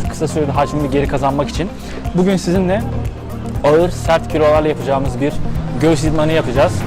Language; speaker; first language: Turkish; native; Turkish